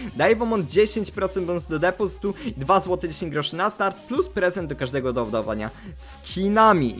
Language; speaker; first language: Polish; native; Polish